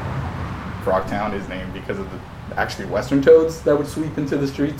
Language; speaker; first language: English; native; English